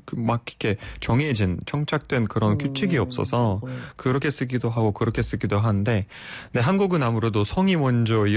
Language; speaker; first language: Korean; non-native, fluent; Russian